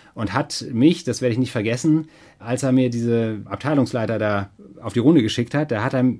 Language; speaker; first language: German; native; German